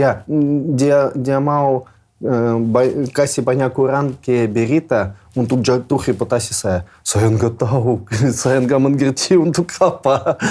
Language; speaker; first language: Indonesian; non-native, learner; Russian